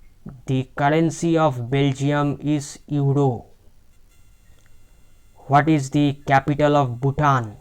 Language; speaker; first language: English; non-native, local second language; Bangla